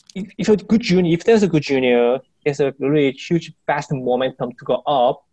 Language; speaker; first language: English; non-native, fluent; Korean